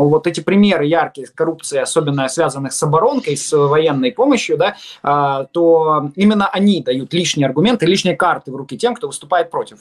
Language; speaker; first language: Russian; native; Russian